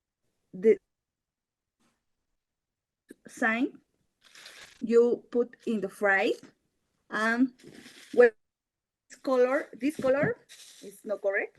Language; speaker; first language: English; non-native, learner; Spanish